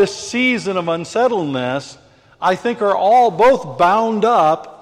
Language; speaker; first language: English; native; English